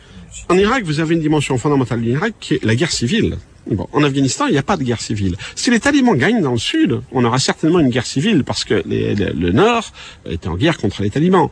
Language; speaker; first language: French; native; French